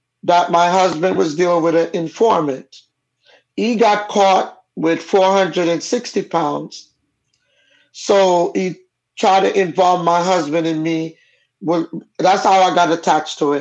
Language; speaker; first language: English; non-native, local second language; Jamaican Creole English